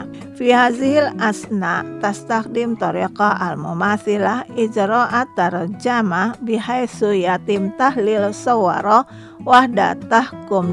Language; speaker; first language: Arabic; non-native, learner; Indonesian